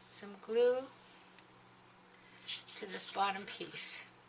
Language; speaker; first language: English; native; English